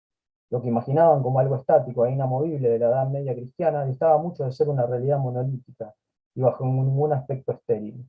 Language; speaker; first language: Spanish; native; Spanish